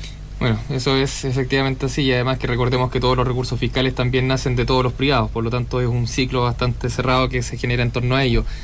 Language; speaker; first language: Spanish; native; Spanish